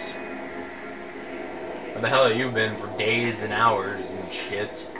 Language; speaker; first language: English; native; English